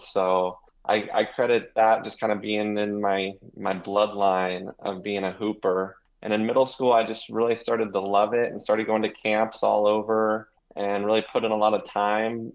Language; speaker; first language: English; native; English